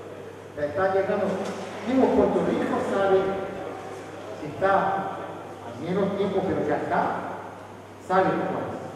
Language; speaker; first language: Spanish; non-native, fluent; Portuguese